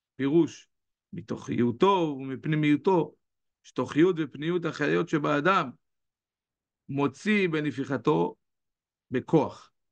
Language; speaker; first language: Hebrew; native; Hebrew